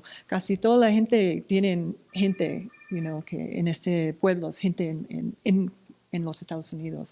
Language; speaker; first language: Spanish; non-native, fluent; English